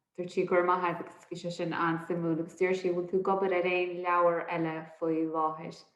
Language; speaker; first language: Irish; native; Irish